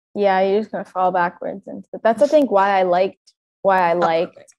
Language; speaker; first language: English; native; English